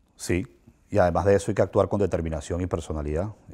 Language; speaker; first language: Spanish; native; Spanish